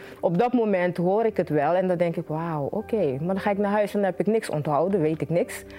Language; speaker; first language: Dutch; native; Dutch